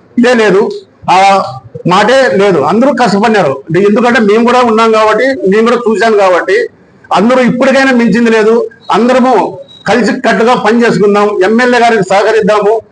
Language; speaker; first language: Telugu; native; Telugu